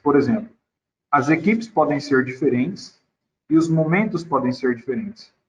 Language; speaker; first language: Portuguese; native; Portuguese